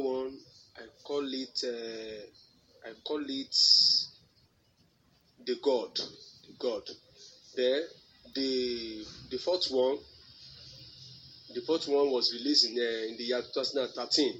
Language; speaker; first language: English; non-native, local second language; Yoruba